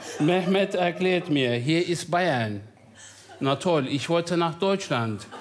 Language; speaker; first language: German; non-native, fluent; Turkish